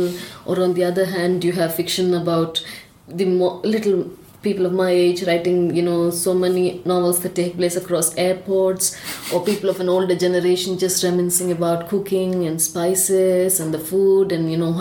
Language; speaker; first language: English; non-native, local second language; Tamil